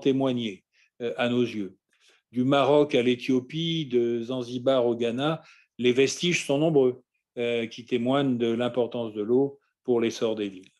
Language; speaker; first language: French; native; French